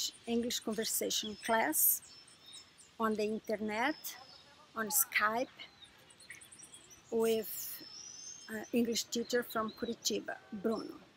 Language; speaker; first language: English; non-native, learner; Portuguese